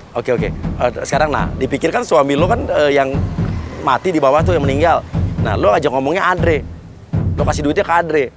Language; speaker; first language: Indonesian; native; Indonesian